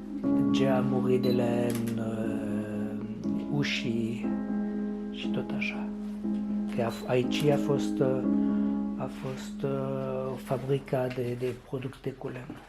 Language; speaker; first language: Romanian; non-native, learner; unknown